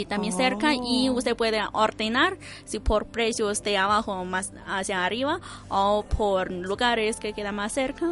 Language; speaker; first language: Spanish; non-native, fluent; Chinese